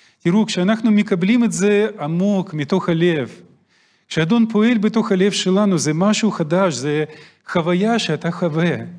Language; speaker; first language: Hebrew; non-native, fluent; Russian